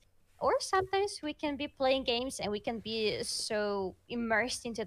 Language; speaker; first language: English; non-native, fluent; Russian